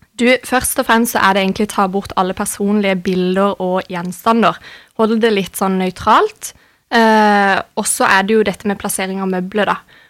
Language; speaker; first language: Norwegian; native; Norwegian